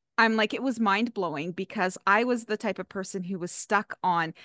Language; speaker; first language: English; native; English